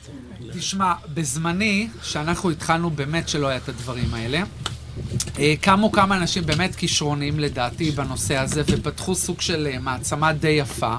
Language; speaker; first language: Hebrew; native; Hebrew